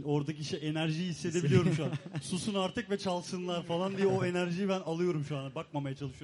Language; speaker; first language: Turkish; native; Turkish